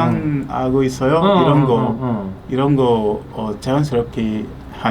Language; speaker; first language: Korean; non-native, learner; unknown